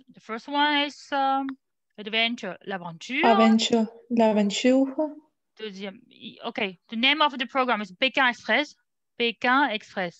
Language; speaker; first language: English; non-native, learner; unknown